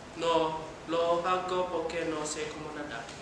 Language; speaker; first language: Spanish; non-native, learner; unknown